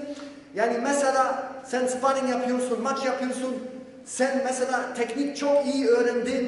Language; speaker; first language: Turkish; non-native, learner; Polish